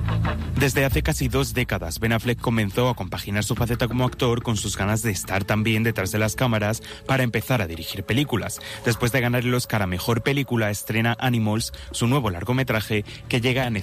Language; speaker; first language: Spanish; native; Spanish